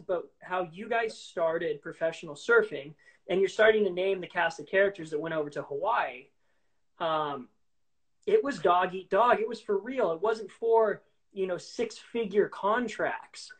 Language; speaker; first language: English; native; English